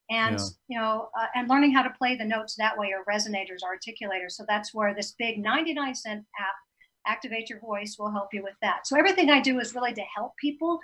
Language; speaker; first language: English; native; English